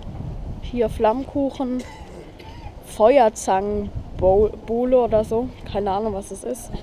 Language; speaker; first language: German; native; German